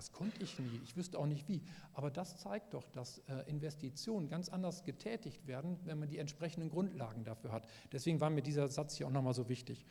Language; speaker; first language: German; native; German